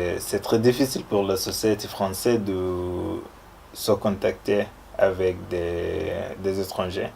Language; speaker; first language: French; non-native, learner; Arabic